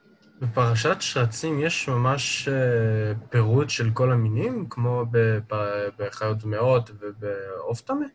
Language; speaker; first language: Hebrew; native; Hebrew